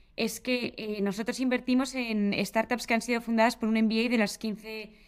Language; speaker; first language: Spanish; native; Spanish